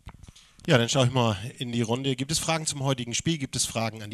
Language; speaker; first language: German; native; German